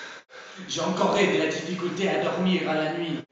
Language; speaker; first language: French; non-native, learner; English